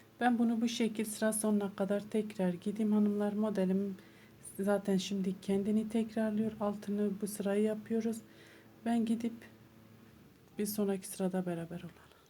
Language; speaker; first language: Turkish; native; Turkish